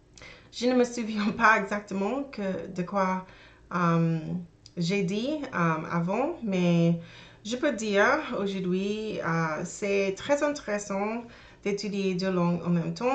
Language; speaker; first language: French; non-native, learner; English